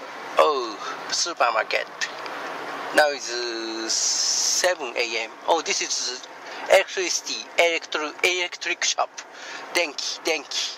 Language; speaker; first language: English; non-native, learner; Japanese